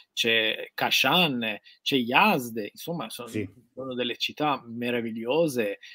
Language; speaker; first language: Italian; non-native, fluent; Persian